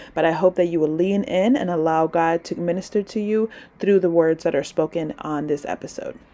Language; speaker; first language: English; early bilingual, other home language; Spanish